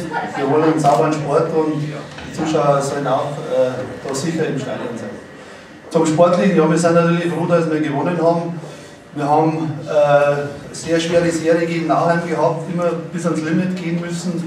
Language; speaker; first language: German; native; German